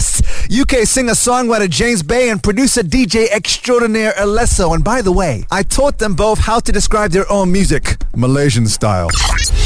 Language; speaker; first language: English; non-native, local second language; Malay